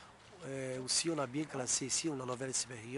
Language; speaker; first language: French; non-native, fluent; Portuguese